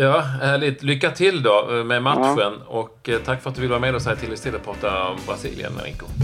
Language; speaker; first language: Swedish; native; Swedish